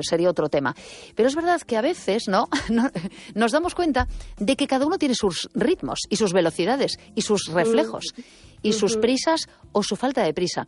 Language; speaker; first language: Spanish; native; Spanish